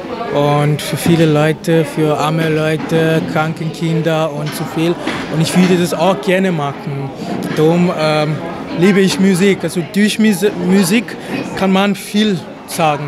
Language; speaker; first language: German; non-native, fluent; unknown